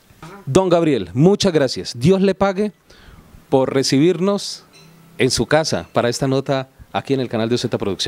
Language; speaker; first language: Spanish; native; Spanish